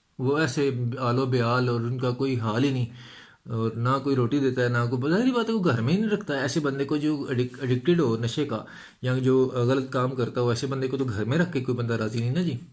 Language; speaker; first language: Urdu; non-native, local second language; Punjabi